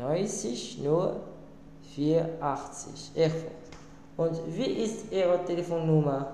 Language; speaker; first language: German; non-native, learner; Arabic